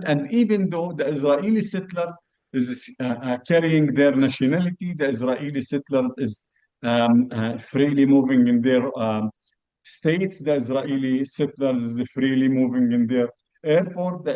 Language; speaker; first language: English; non-native, fluent; Arabic